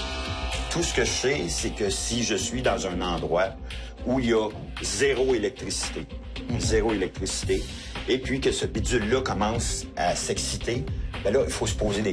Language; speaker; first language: French; native; French